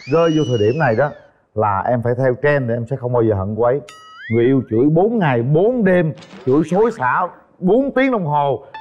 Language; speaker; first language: Vietnamese; native; Vietnamese